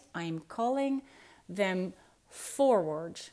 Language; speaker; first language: English; non-native, fluent; Dutch